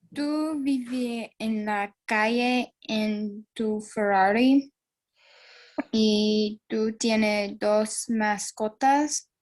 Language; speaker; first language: Spanish; non-native, learner; English